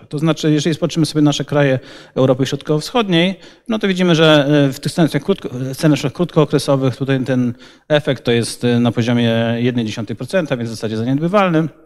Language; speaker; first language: Polish; native; Polish